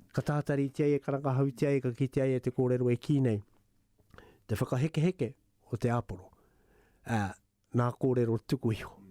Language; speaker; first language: Māori; native; Māori